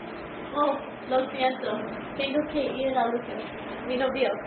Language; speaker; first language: Spanish; non-native, learner; English